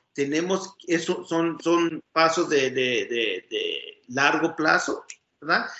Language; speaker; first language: Spanish; early bilingual, other home language; English